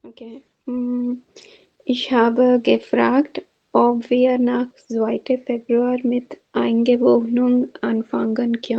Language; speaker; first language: German; non-native, learner; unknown